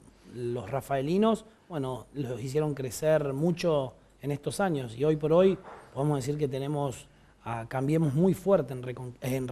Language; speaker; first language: Spanish; native; Spanish